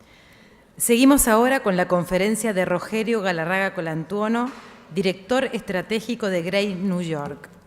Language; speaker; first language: Spanish; native; Spanish